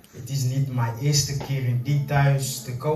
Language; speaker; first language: Dutch; non-native, fluent; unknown